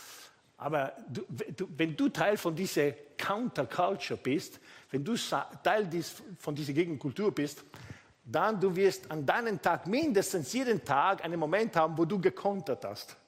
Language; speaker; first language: German; non-native, fluent; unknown